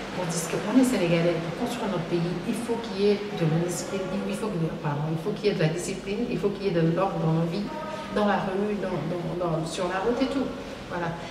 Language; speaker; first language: French; non-native, local second language; Wolof